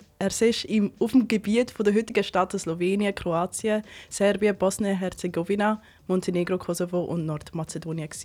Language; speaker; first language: German; native; German